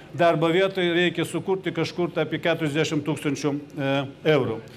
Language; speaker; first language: Lithuanian; non-native, fluent; Ukrainian